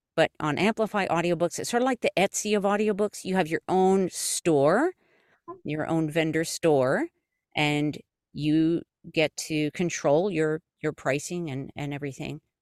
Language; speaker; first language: English; native; English